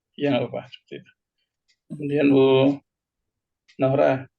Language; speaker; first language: Indonesian; native; Indonesian